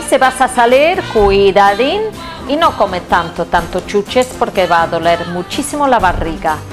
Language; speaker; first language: Spanish; non-native, learner; English